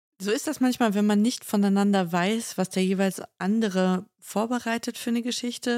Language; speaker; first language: German; native; German